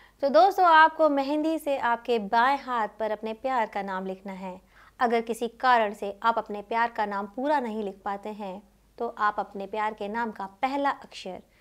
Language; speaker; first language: Hindi; native; Hindi